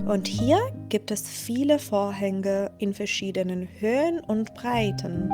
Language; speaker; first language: German; non-native, fluent; Persian